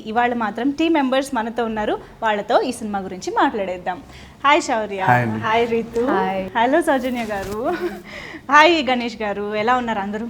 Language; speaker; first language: Telugu; native; Telugu